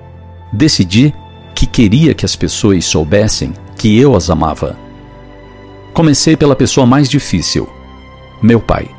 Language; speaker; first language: Portuguese; native; Portuguese